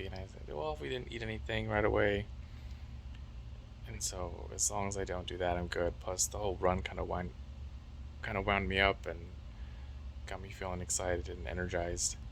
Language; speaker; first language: English; native; English